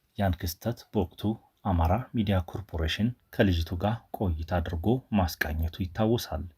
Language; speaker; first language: Amharic; native; Amharic